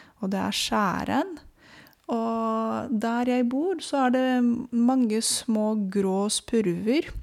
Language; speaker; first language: Norwegian; non-native, fluent; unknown